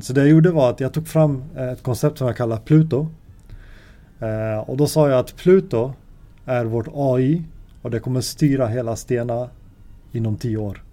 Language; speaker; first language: Swedish; native; Swedish